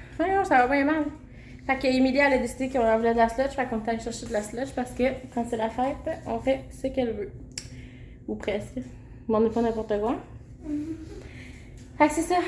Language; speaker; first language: French; native; French